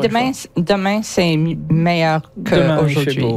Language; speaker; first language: French; non-native, learner; English